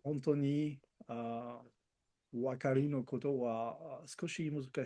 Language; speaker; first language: Japanese; non-native, learner; Spanish